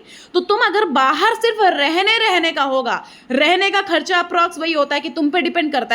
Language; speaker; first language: Hindi; native; Hindi